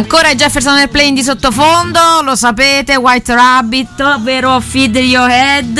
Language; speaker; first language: Italian; native; Italian